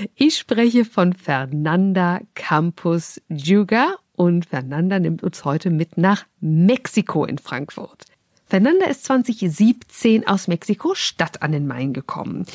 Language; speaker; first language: German; native; German